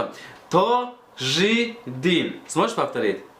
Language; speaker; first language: Russian; non-native, fluent; Tajik